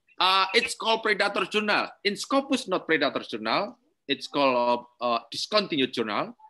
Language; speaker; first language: English; non-native, learner; Indonesian